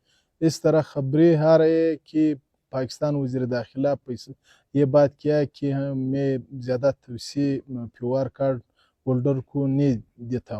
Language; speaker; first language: Hindi; non-native, fluent; Pashto